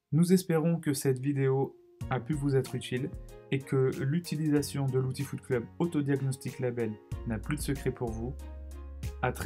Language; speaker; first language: French; native; French